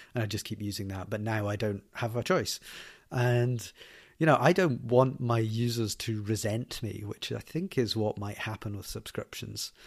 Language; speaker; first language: English; native; English